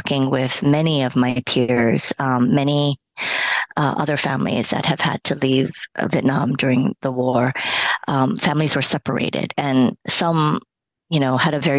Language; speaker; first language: English; early bilingual, other home language; Cantonese